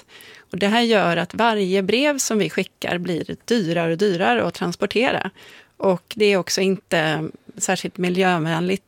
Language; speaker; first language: Swedish; native; Swedish